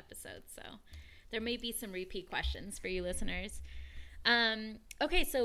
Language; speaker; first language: English; early bilingual, other home language; Spanish